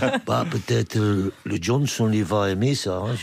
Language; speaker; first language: French; non-native, local second language; Dutch